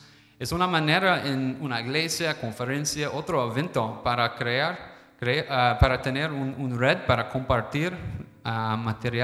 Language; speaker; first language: Spanish; non-native, fluent; English